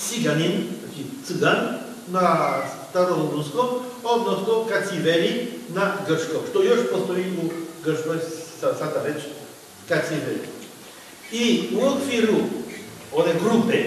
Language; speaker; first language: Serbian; non-native, fluent; French